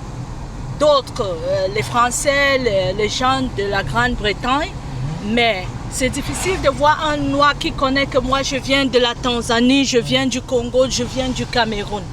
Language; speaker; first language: French; non-native, fluent; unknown